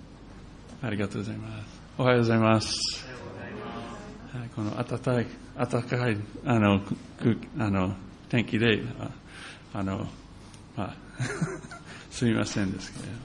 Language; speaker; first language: Japanese; non-native, fluent; English